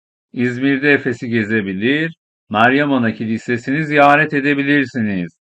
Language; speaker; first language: Turkish; non-native, fluent; Persian